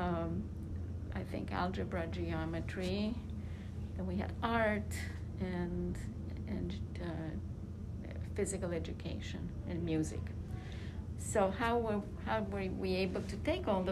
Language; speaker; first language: English; non-native, fluent; Romanian